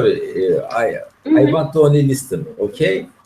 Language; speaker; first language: English; non-native, learner; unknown